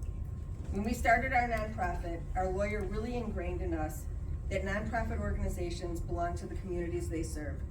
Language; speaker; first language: English; native; English